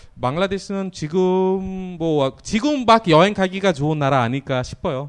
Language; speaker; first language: Korean; non-native, fluent; Bangla